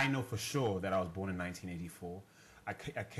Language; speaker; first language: English; non-native, local second language; North Ndebele